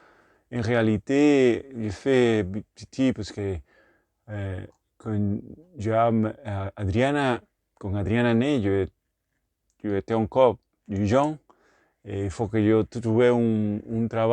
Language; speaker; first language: French; non-native, learner; Spanish